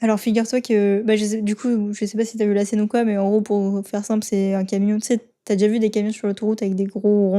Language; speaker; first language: French; native; French